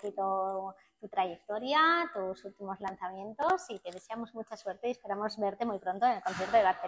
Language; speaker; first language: Spanish; native; Spanish